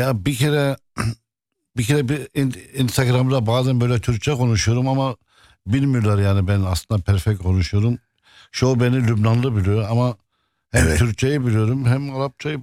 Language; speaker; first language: Turkish; early bilingual, heritage; Arabic